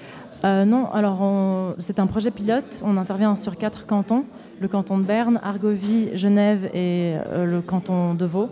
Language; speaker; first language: French; native; French